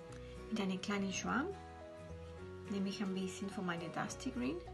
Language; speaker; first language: German; non-native, fluent; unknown